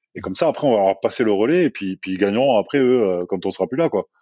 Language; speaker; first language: French; native; French